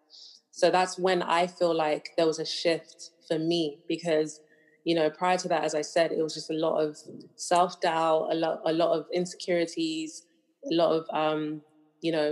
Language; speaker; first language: English; native; English